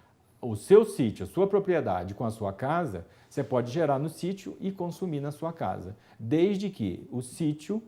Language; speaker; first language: Portuguese; native; Portuguese